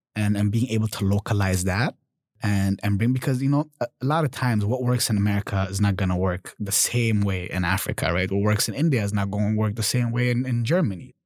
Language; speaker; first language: English; early bilingual, other home language; German